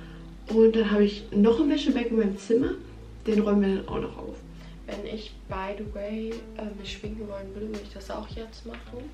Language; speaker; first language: German; native; German